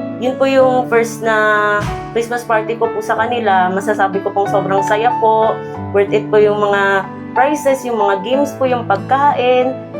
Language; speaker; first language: Filipino; non-native, local second language; Cebuano